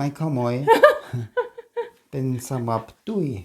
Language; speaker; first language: Thai; non-native, learner; German